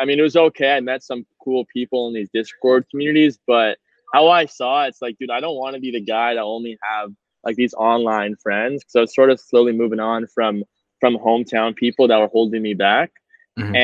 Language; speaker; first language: English; native; English